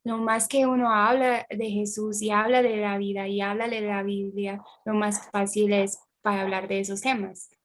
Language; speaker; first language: Spanish; non-native, fluent; English